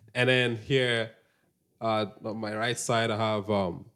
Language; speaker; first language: English; non-native, local second language; Igbo